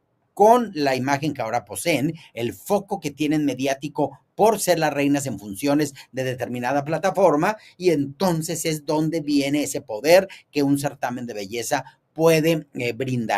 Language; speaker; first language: Spanish; native; Spanish